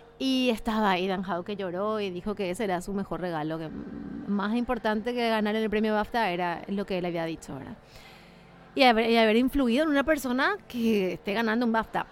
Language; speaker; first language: Spanish; native; Spanish